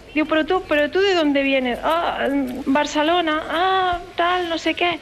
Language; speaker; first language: Catalan; native; Catalan